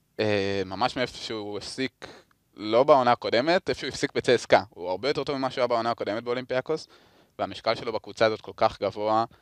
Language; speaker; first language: Hebrew; native; Hebrew